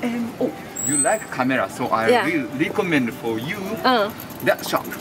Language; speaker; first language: English; non-native, learner; Japanese